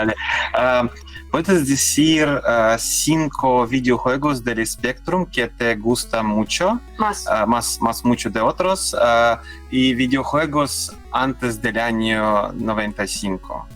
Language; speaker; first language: Spanish; non-native, learner; Russian